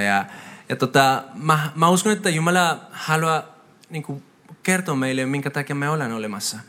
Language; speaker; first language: Finnish; non-native, fluent; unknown